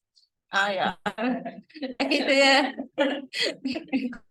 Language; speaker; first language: Spanish; native; Spanish